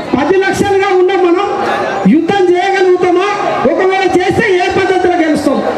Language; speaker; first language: Telugu; non-native, local second language; Koya